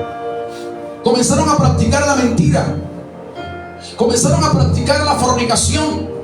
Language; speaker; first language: Spanish; native; Spanish